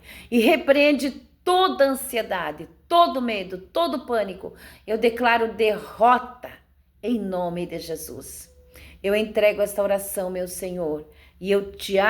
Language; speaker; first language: Portuguese; native; Portuguese